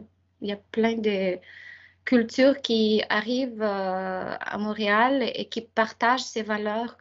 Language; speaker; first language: French; non-native, fluent; Ukrainian